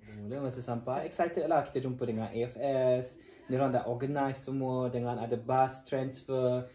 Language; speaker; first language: Malay; non-native, fluent; German